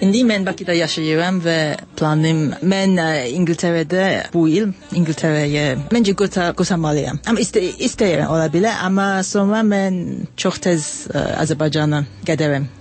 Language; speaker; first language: Azerbaijani; non-native, learner; English